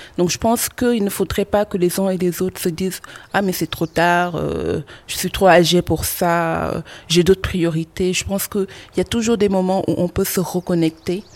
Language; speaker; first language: French; non-native, local second language; Wolof